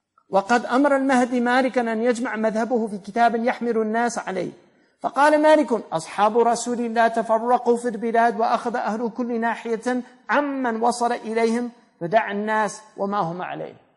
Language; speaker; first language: Arabic; non-native, fluent; English